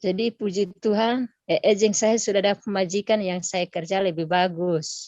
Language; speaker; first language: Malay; non-native, local second language; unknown